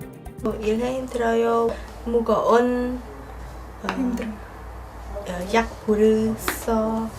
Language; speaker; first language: Korean; non-native, learner; Khmer